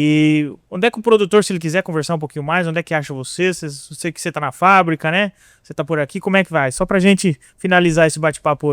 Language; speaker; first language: Portuguese; native; Portuguese